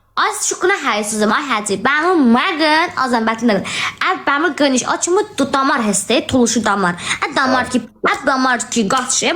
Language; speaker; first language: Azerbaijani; non-native, local second language; Talysh